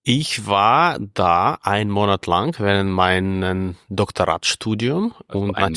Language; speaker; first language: German; non-native, fluent; Russian